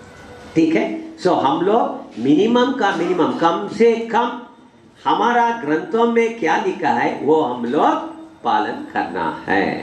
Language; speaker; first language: Hindi; non-native, learner; English